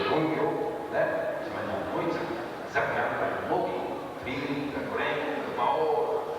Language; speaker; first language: Portuguese; non-native, learner; Japanese